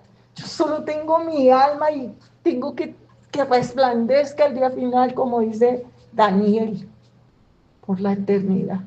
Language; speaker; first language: Spanish; native; Spanish